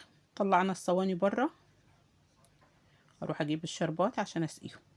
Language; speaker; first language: Arabic; native; Arabic